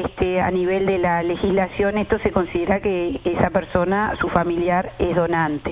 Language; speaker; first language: Spanish; native; Spanish